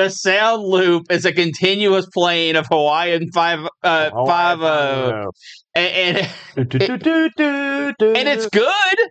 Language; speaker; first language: English; native; English